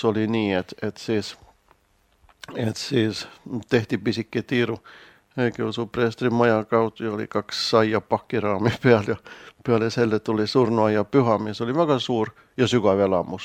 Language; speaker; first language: Estonian; non-native, fluent; Swedish